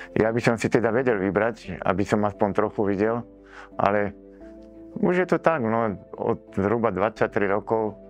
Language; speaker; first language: Slovak; native; Slovak